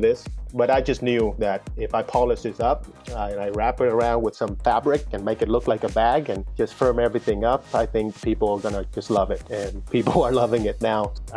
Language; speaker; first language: English; non-native, fluent; Vietnamese